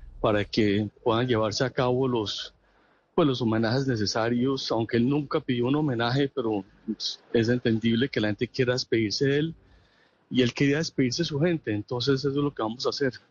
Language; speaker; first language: Spanish; native; Spanish